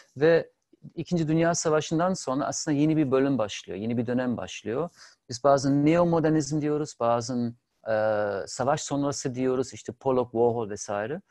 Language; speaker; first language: Turkish; non-native, fluent; German